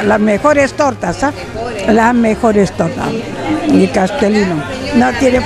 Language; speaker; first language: Spanish; native; Spanish